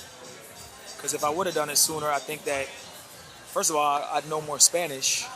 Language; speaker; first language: English; native; English